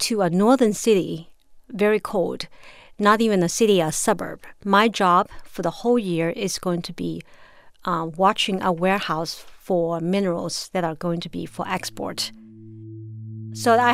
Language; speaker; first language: English; non-native, fluent; Chinese